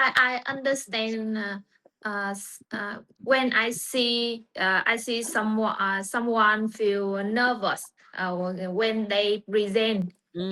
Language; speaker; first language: English; non-native, learner; Vietnamese